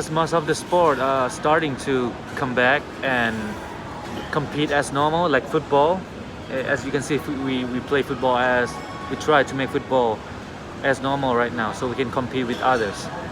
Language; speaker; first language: English; non-native, fluent; Thai